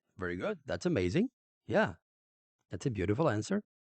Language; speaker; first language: English; non-native, fluent; Arabic